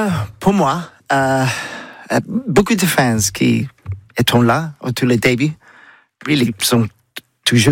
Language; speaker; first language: French; non-native, learner; English